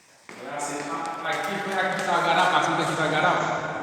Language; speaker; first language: Portuguese; non-native, learner; Haitian Creole